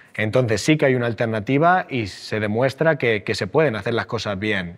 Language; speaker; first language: Spanish; native; Spanish